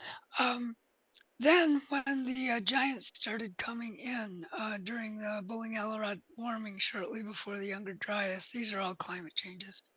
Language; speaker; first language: English; native; English